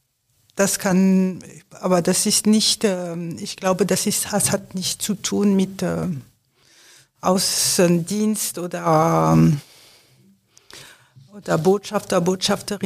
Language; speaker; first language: German; non-native, fluent; French